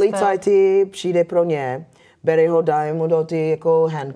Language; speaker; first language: Czech; non-native, fluent; English